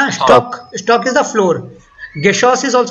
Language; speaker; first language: English; non-native, local second language; Hindi